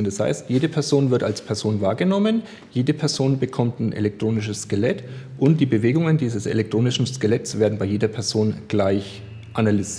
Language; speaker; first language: German; native; German